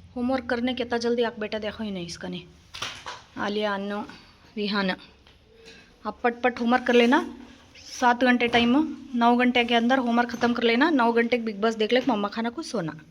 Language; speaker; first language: Hindi; non-native, local second language; Kannada